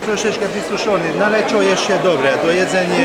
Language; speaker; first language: Polish; non-native, learner; Hungarian